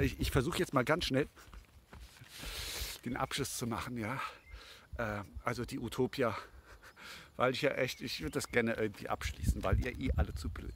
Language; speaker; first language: German; native; German